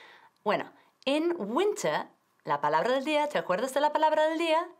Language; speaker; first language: Spanish; non-native, fluent; English